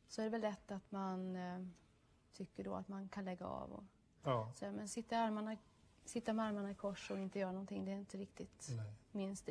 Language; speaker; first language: Swedish; native; Swedish